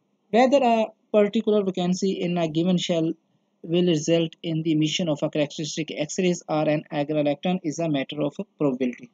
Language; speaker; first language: English; non-native, local second language; Urdu